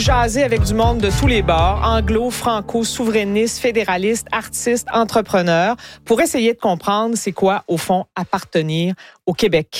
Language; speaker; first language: French; native; French